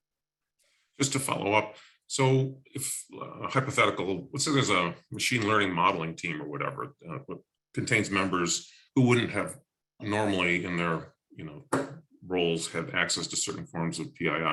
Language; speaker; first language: English; native; English